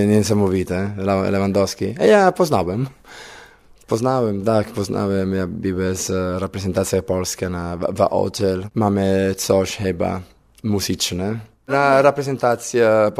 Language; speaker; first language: Polish; non-native, learner; Italian